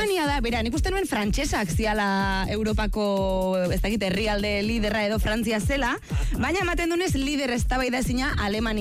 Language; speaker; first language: Basque; native; Basque